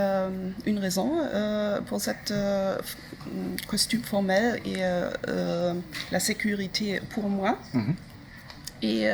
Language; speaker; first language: French; non-native, learner; German